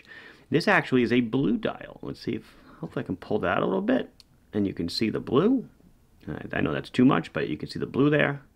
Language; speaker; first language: English; native; English